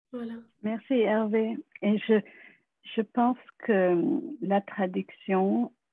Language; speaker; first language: French; non-native, fluent; English